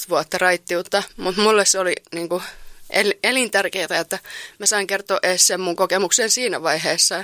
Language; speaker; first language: Finnish; native; Finnish